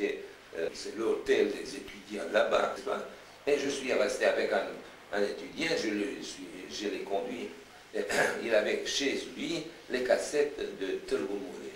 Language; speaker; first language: French; non-native, fluent; Romanian